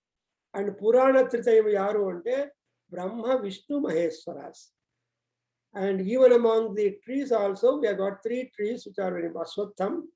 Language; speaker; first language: English; non-native, local second language; Telugu